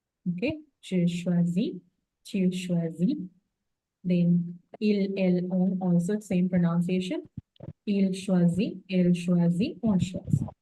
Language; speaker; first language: French; non-native, fluent; English